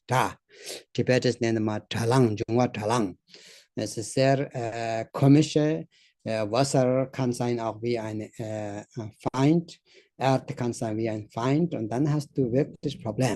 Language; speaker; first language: German; non-native, learner; Tibetan